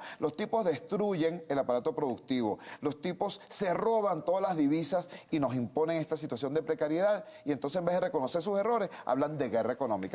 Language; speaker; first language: Spanish; native; Spanish